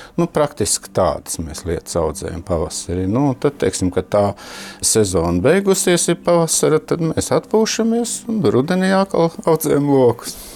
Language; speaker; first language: Latvian; native; Latvian